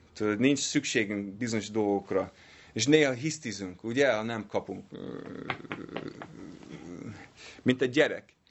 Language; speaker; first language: Hungarian; non-native, learner; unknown